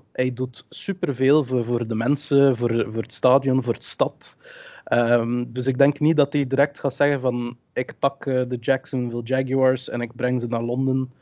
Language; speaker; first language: Dutch; early bilingual, other home language; English